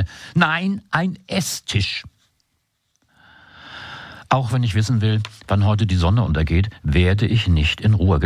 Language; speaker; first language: German; native; German